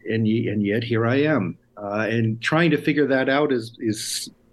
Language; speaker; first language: English; native; English